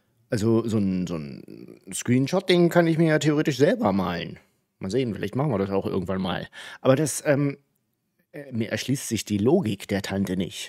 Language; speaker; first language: German; native; German